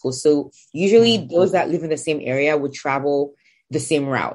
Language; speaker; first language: English; non-native, local second language; Igbo